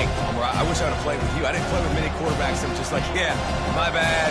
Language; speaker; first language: English; native; English